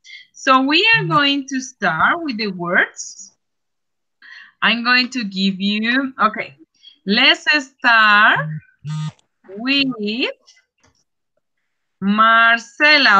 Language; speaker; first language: English; non-native, fluent; Spanish